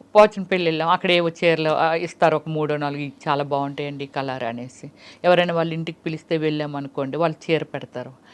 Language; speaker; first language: Telugu; native; Telugu